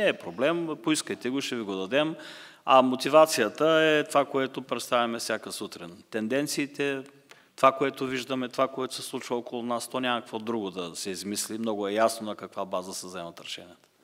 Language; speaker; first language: Bulgarian; native; Bulgarian